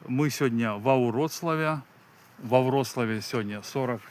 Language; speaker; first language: Russian; non-native, local second language; Belarusian